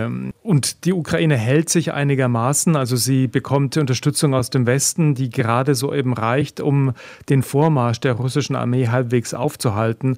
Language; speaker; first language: German; native; German